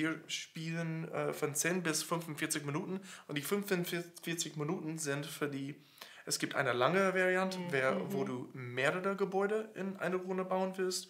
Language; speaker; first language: German; non-native, fluent; English